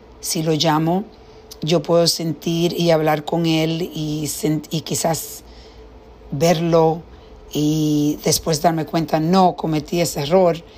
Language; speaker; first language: Spanish; early bilingual, heritage; Spanish